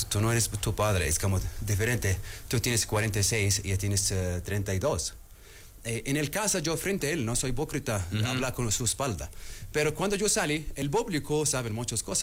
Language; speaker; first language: Spanish; non-native, learner; Arabic